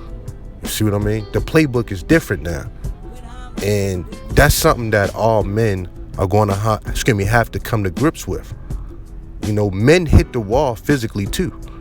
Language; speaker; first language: English; native; English